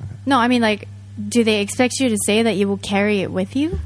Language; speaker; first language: English; non-native, fluent; Japanese